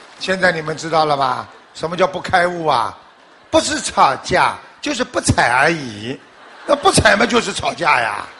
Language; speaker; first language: Chinese; native; Chinese